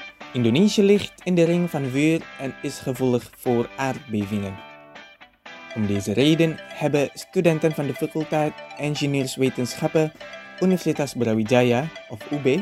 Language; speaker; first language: Dutch; non-native, fluent; Indonesian